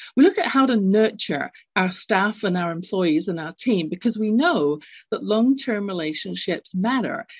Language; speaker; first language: English; native; English